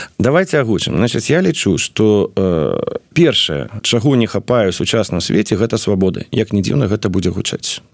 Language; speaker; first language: Belarusian; non-native, local second language; Russian